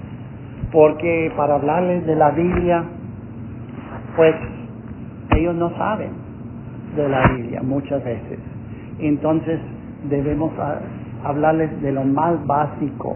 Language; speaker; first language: Spanish; non-native, fluent; English